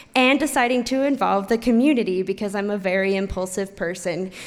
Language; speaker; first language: English; native; English